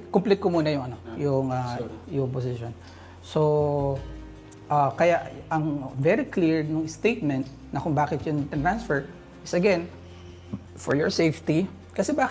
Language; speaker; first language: Filipino; native; Filipino